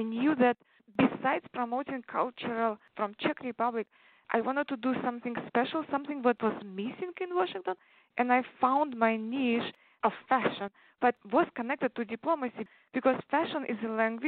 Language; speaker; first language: English; non-native, fluent; Tatar